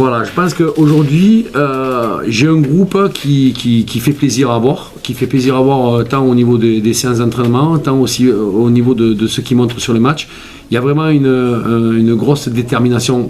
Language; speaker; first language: French; native; French